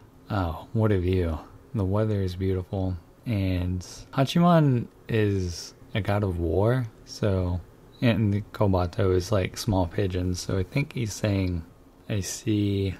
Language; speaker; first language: English; native; English